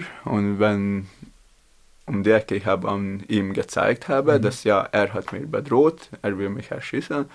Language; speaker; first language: German; non-native, learner; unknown